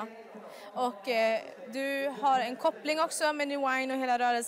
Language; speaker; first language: Swedish; native; Swedish